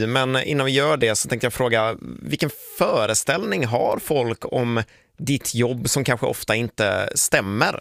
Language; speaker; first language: Swedish; native; Swedish